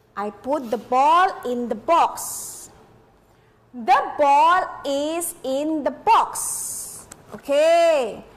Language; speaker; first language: English; non-native, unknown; Indonesian